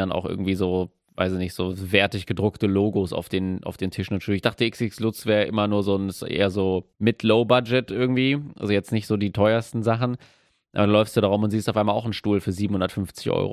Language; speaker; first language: German; native; German